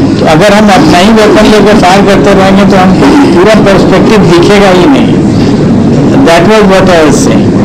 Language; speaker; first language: Hindi; native; Hindi